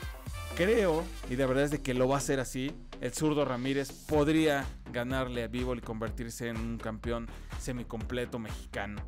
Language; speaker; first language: Spanish; native; Spanish